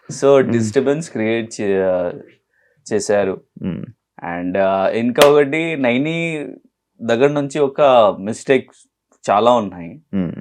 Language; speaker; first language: Telugu; non-native, local second language; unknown